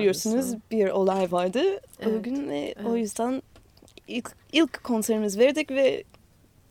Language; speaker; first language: Turkish; non-native, fluent; English